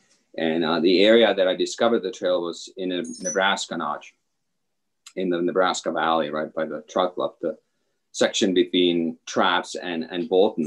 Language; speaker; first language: English; non-native, fluent; Czech